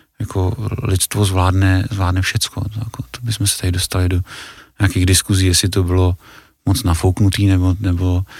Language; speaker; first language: Czech; native; Czech